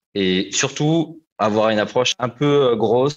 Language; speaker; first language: French; native; French